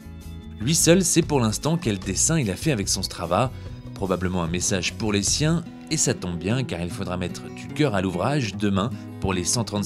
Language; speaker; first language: French; native; French